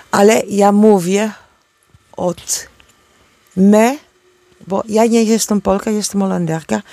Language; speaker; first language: Polish; non-native, learner; Dutch